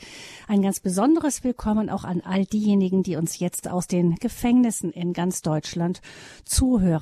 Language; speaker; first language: German; native; German